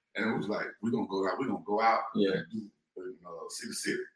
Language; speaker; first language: English; native; English